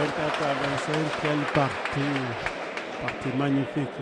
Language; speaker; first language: French; native; French